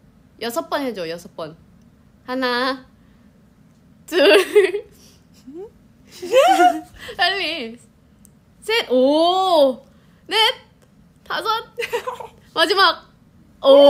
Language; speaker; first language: Korean; non-native, fluent; Thai